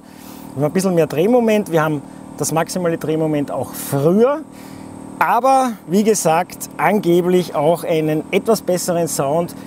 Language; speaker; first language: German; native; German